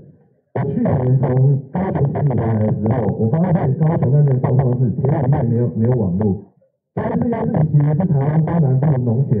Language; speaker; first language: Chinese; native; Chinese